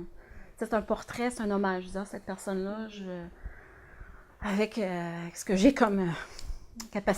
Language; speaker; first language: French; native; French